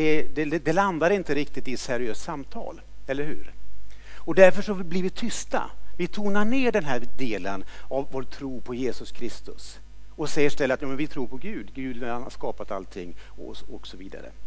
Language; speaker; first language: Swedish; native; Swedish